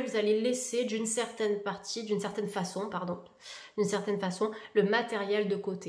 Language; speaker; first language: French; native; French